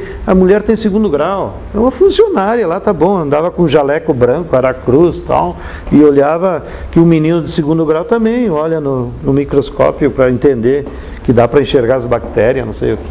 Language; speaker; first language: Portuguese; native; Portuguese